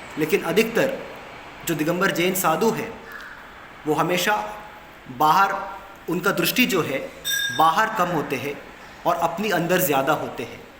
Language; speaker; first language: Hindi; non-native, local second language; Kannada